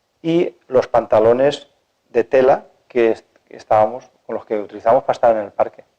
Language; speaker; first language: Spanish; native; Spanish